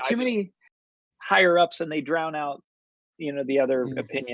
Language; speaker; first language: English; native; English